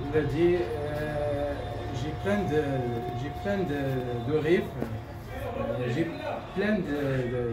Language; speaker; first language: French; non-native, local second language; Arabic